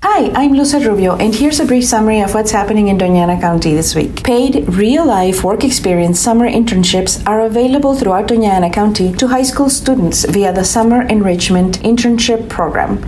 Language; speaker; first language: English; native; English